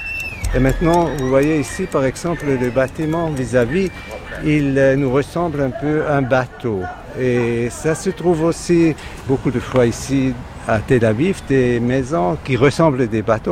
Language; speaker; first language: French; non-native, fluent; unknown